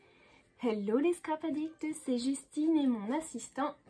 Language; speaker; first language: French; native; French